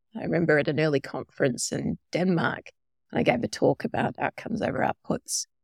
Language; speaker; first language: English; native; English